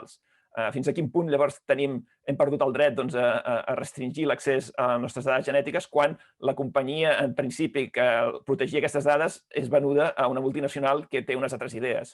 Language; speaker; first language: Catalan; native; Catalan